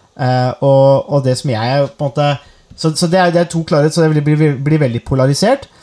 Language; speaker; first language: Norwegian; native; Norwegian